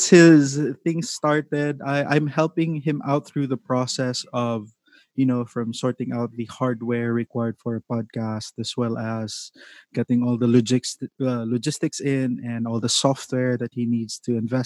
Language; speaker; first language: English; non-native, local second language; Cebuano